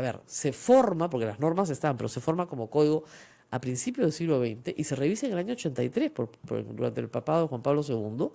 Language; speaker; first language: Spanish; native; Spanish